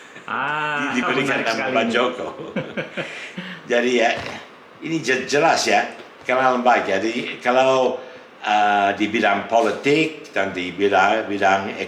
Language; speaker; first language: Indonesian; non-native, fluent; English